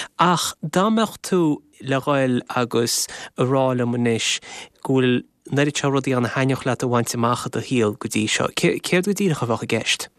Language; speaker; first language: Irish; native; Irish